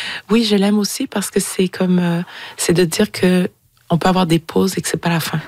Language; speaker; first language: French; native; French